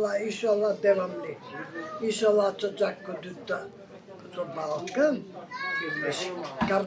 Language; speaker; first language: Turkish; non-native, local second language; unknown